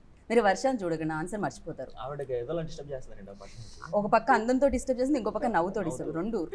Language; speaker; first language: Telugu; native; Telugu